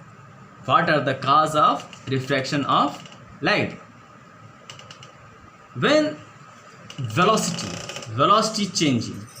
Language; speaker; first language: English; non-native, local second language; Hindi